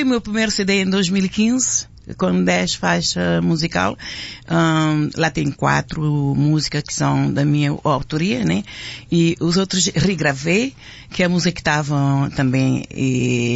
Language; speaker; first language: Portuguese; non-native, local second language; Kabuverdianu